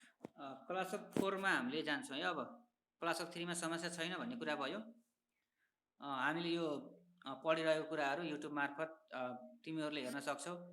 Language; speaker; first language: Nepali; native; Nepali